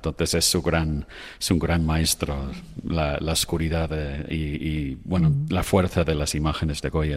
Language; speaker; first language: Spanish; non-native, fluent; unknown